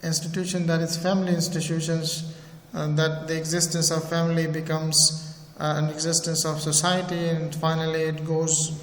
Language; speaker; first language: English; non-native, fluent; Persian